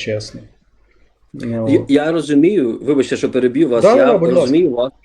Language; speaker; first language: Ukrainian; early bilingual, other home language; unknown